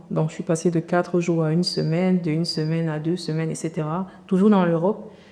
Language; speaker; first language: French; native; French